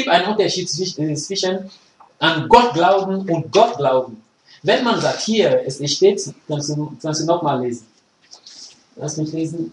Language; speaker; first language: German; non-native, fluent; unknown